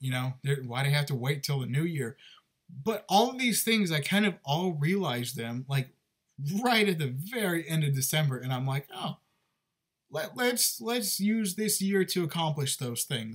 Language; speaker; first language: English; native; English